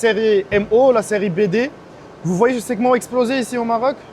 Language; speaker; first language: French; non-native, local second language; Arabic